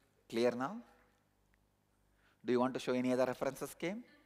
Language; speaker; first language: English; non-native, local second language; Tamil